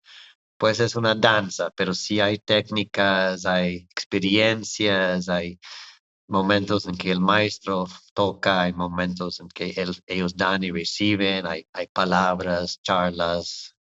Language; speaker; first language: Spanish; non-native, fluent; English